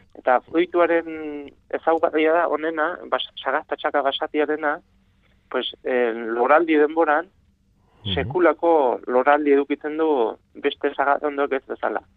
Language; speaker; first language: Basque; native; Basque